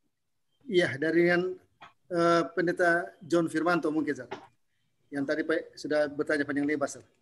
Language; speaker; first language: Indonesian; native; Indonesian